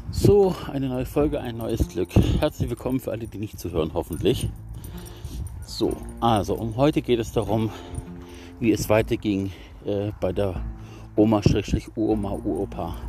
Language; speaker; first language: German; native; German